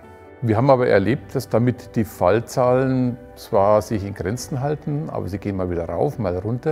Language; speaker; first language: German; native; German